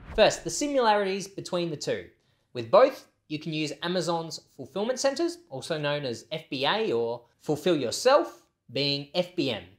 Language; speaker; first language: English; native; English